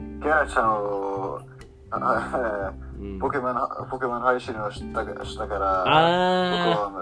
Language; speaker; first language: Japanese; non-native, learner; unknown